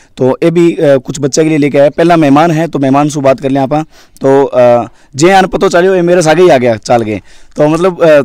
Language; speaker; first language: Hindi; native; Hindi